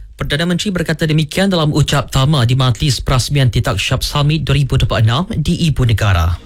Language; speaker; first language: Malay; native; Malay